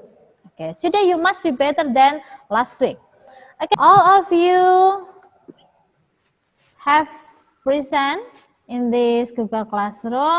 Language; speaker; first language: English; non-native, fluent; Indonesian